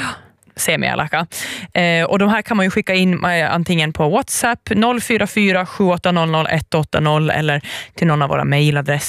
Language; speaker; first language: Swedish; native; Swedish